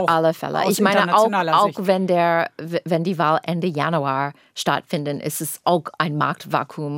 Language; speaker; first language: German; non-native, fluent; English